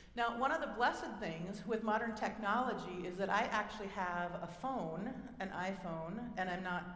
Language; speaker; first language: English; native; English